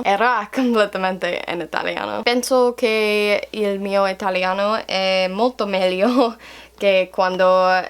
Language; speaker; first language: Italian; non-native, learner; English